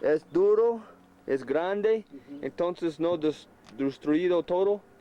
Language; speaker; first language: Spanish; non-native, learner; English